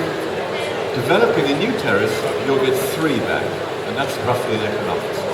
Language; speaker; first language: English; native; English